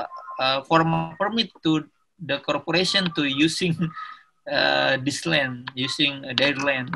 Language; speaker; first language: English; non-native, learner; Indonesian